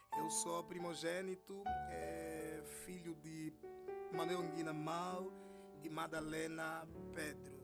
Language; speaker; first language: Portuguese; native; Portuguese